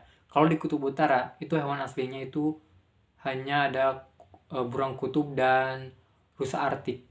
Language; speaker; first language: Indonesian; native; Indonesian